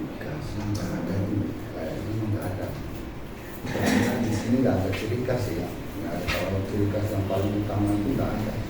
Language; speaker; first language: Indonesian; non-native, local second language; Javanese